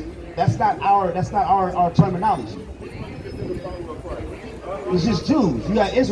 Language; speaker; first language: English; native; English